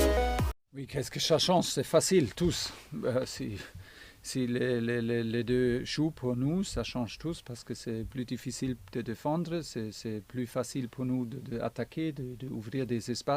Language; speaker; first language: French; non-native, fluent; German